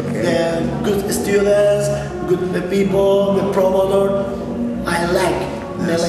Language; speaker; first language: English; non-native, local second language; Spanish